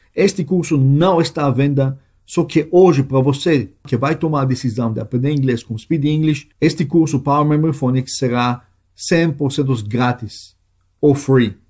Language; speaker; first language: Portuguese; non-native, fluent; Hebrew